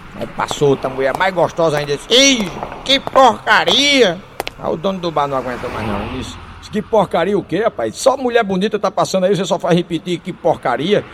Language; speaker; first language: Portuguese; native; Portuguese